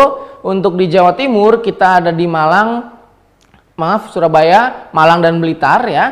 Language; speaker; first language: Indonesian; native; Indonesian